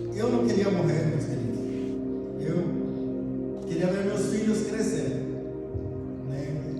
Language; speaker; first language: Portuguese; non-native, fluent; Spanish